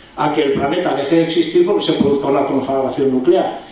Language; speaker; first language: Spanish; non-native, local second language; Basque